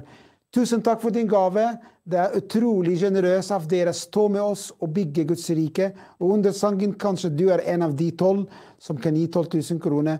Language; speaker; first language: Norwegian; non-native, fluent; Arabic